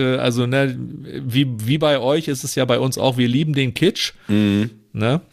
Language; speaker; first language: German; early bilingual, other home language; Turkish